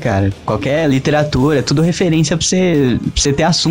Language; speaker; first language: Portuguese; native; Portuguese